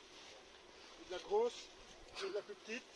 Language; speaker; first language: French; native; French